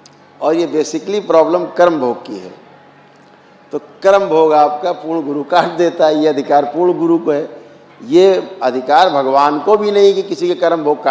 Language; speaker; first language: Hindi; native; Hindi